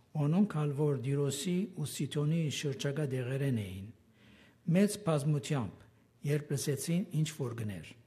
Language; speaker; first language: Armenian; early bilingual, heritage; Armenian